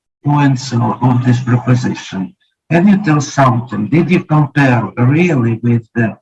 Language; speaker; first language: English; non-native, learner; Ukrainian